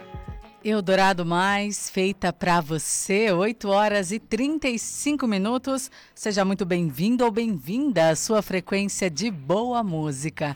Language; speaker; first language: Portuguese; native; Portuguese